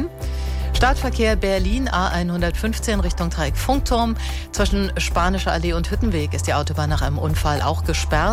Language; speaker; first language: German; native; German